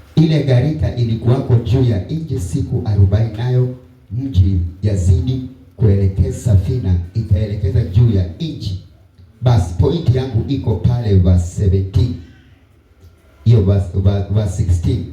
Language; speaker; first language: Swahili; non-native, local second language; Luyia